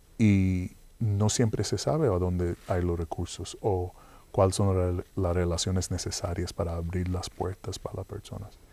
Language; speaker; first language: Spanish; early bilingual, heritage; Spanish